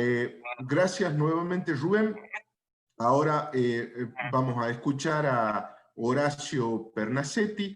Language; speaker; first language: Spanish; native; Spanish